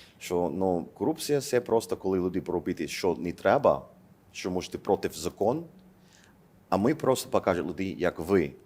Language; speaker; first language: Ukrainian; non-native, learner; English